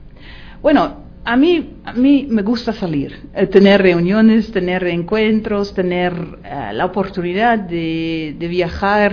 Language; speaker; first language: Spanish; non-native, fluent; Dutch